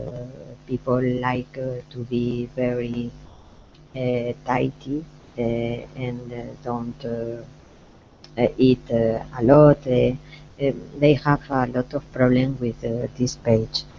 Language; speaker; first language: English; non-native, learner; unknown